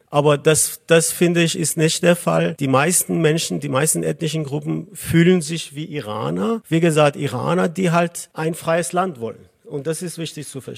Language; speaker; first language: German; non-native, fluent; Azerbaijani